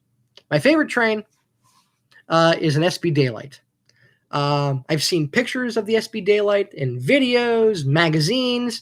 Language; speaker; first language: English; native; English